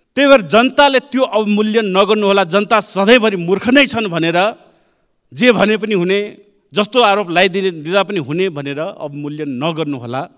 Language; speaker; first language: Nepali; native; Nepali